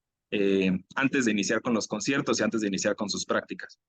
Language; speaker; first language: Spanish; native; Spanish